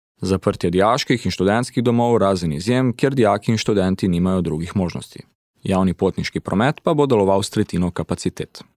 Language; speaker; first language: Slovenian; early bilingual, heritage; Slovenian